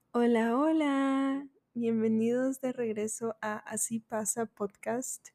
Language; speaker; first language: Spanish; early bilingual, heritage; Spanish